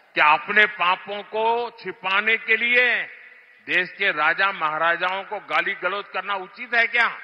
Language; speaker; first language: Hindi; non-native, local second language; Gujarati